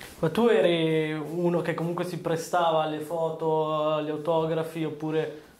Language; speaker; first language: Italian; native; Italian